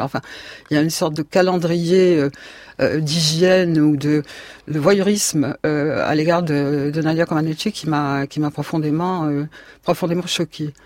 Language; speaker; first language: French; native; French